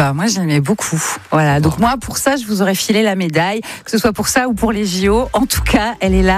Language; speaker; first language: French; native; French